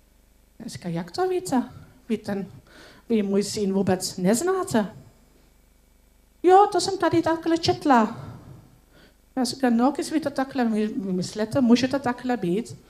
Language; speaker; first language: Czech; non-native, learner; Dutch